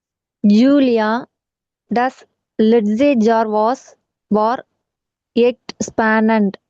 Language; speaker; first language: German; non-native, learner; Tamil